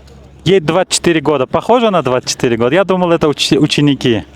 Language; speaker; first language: Russian; native; Russian